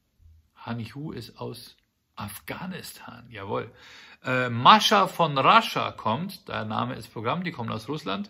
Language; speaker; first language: German; native; German